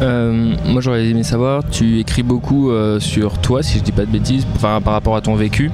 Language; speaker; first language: French; native; French